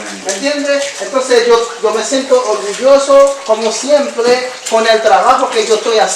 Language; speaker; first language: Spanish; non-native, learner; Haitian Creole